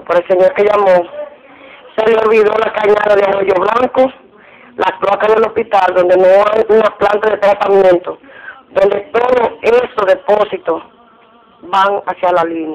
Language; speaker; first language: Spanish; native; Spanish